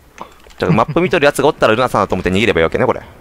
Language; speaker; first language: Japanese; native; Japanese